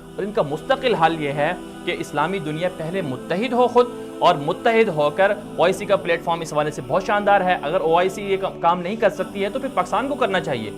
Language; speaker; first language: Urdu; native; Urdu